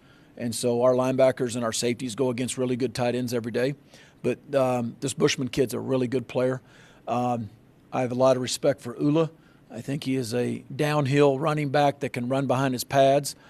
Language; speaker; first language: English; native; English